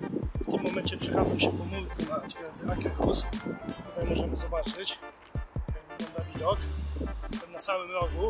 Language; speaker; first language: Polish; native; Polish